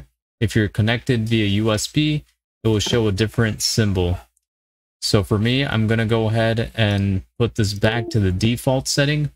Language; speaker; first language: English; native; English